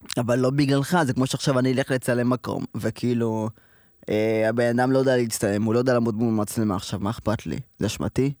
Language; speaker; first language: Hebrew; native; Hebrew